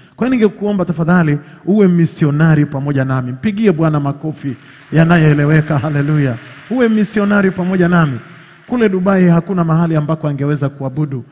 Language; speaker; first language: Swahili; native; Swahili